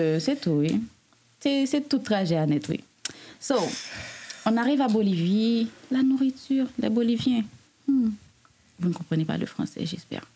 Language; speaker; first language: French; non-native, local second language; Haitian Creole